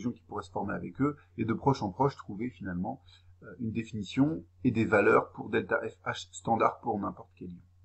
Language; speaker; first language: French; native; French